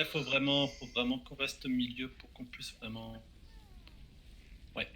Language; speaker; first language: French; native; French